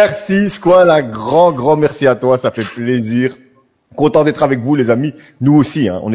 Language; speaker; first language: French; native; French